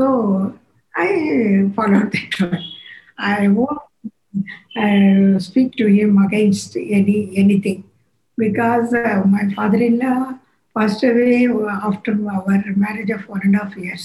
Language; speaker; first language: English; non-native, local second language; Tamil